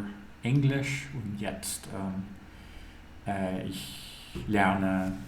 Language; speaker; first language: German; non-native, learner; English